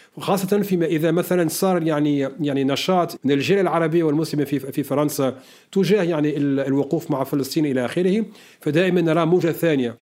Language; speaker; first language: Arabic; early bilingual, heritage; Arabic